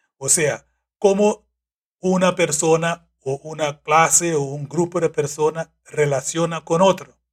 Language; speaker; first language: Spanish; non-native, fluent; English